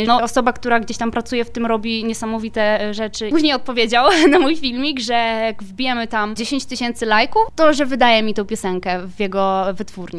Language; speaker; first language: Polish; native; Polish